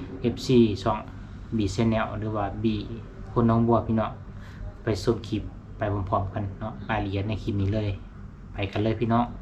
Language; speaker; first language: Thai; non-native, local second language; Lao